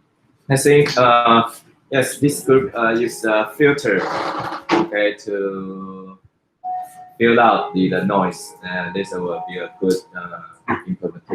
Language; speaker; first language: English; non-native, fluent; Chinese